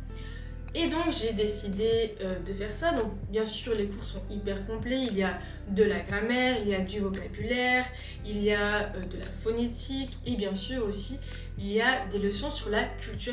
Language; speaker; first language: French; native; French